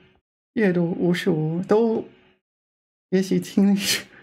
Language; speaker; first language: Chinese; non-native, fluent; English